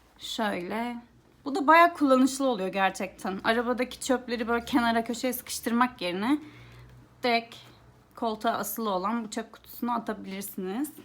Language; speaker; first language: Turkish; early bilingual, heritage; Turkish